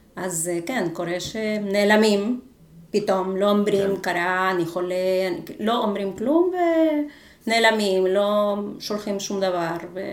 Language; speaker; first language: Hebrew; non-native, fluent; Spanish